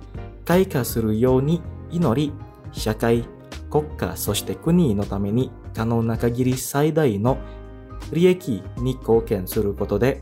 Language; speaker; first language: Japanese; non-native, fluent; Indonesian